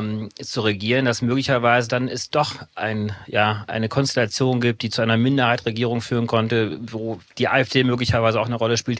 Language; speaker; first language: German; native; German